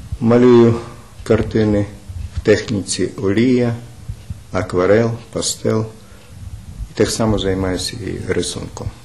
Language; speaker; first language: Ukrainian; native; Ukrainian